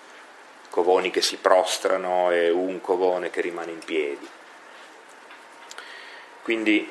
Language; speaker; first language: Italian; native; Italian